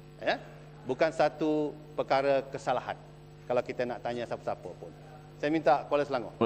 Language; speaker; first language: Malay; native; Malay